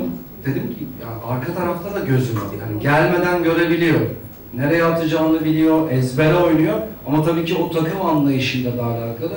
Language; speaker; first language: Turkish; native; Turkish